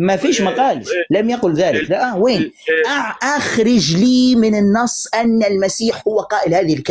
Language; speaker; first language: Arabic; native; Arabic